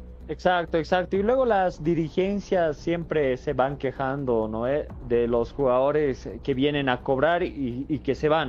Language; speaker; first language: Spanish; native; Spanish